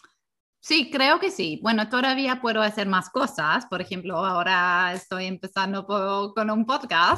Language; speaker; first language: Spanish; non-native, fluent; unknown